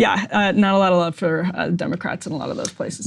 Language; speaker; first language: English; native; English